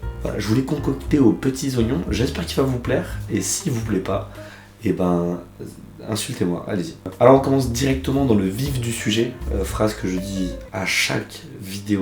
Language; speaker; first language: French; native; French